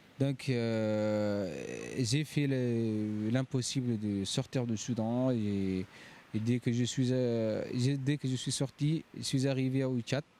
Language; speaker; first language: French; non-native, fluent; Arabic